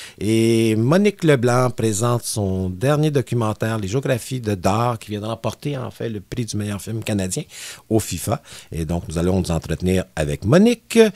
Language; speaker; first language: French; native; French